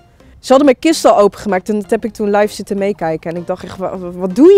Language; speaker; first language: Dutch; native; Dutch